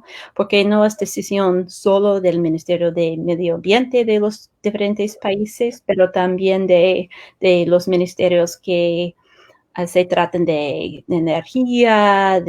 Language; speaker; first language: Spanish; non-native, fluent; English